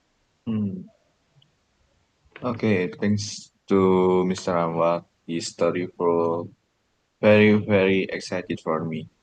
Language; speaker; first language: English; non-native, learner; Indonesian